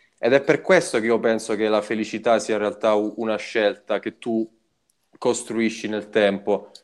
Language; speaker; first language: Italian; native; Italian